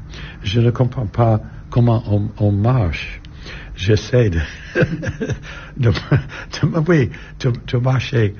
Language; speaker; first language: French; non-native, learner; English